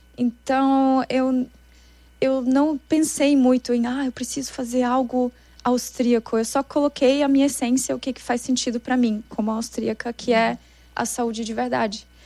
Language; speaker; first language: Portuguese; non-native, fluent; German